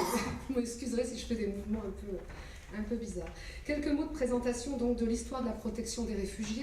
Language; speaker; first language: French; native; French